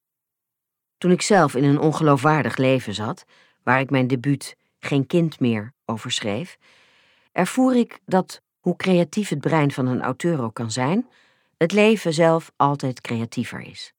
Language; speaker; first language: Dutch; native; Dutch